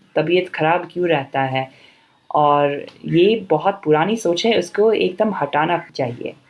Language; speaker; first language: Hindi; non-native, fluent; English